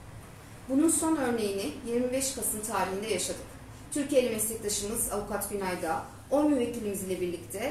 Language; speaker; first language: Turkish; native; Turkish